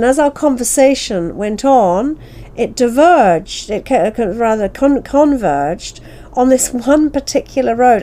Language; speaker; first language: English; native; English